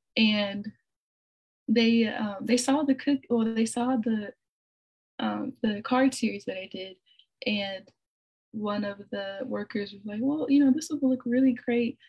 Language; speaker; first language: English; native; English